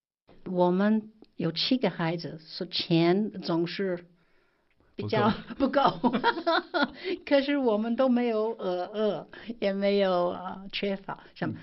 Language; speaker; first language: Chinese; non-native, fluent; English